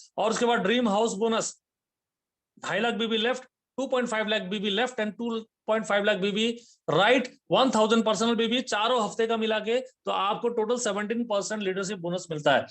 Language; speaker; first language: Hindi; non-native, local second language; Nepali